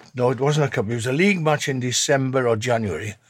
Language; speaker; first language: English; native; English